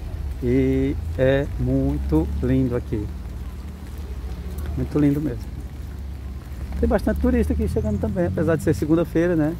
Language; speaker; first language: Portuguese; native; Portuguese